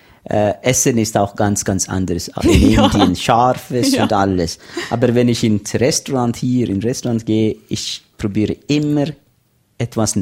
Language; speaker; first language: German; non-native, learner; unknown